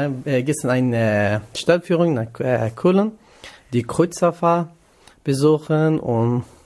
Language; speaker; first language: German; non-native, learner; Kurdish